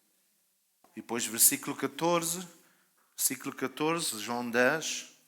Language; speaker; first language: Portuguese; native; Portuguese